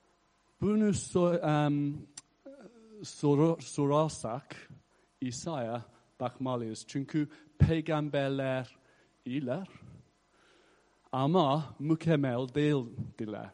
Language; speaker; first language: Turkish; non-native, fluent; English